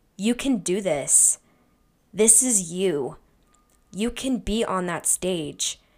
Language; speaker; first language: English; native; English